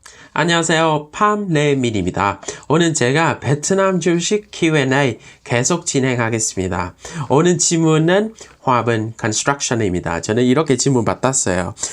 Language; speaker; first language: Korean; non-native, fluent; Vietnamese